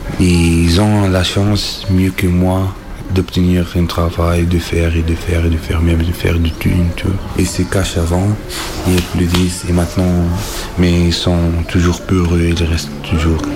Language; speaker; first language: French; non-native, learner; Arabic